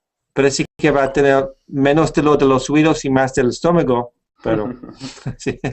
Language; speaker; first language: Spanish; non-native, fluent; English